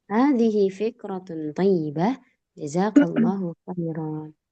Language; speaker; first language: Arabic; non-native, fluent; Indonesian